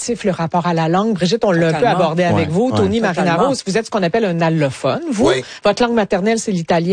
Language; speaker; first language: French; native; French